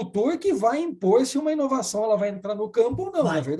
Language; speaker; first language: Portuguese; native; Portuguese